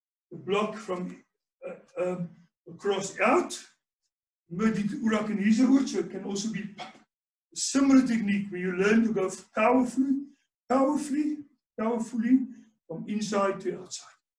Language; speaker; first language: English; non-native, local second language; Afrikaans